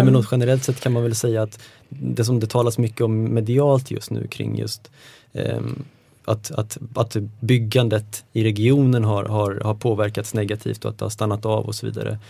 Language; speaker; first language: Swedish; native; Swedish